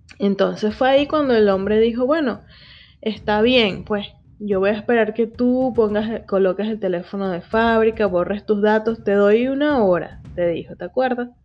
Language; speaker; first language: Spanish; native; Spanish